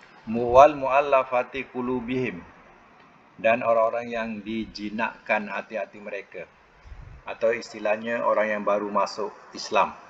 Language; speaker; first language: Malay; native; Malay